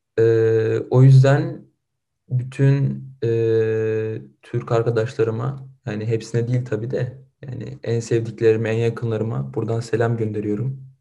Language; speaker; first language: Turkish; early bilingual, other home language; Russian